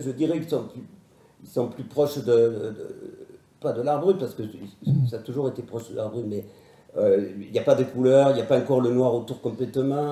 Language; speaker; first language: French; native; French